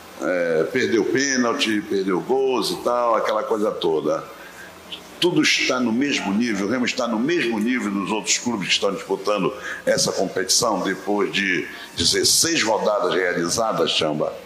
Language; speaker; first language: Portuguese; native; Portuguese